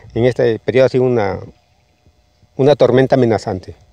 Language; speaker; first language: Spanish; native; Spanish